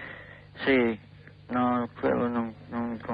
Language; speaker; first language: Italian; non-native, learner; English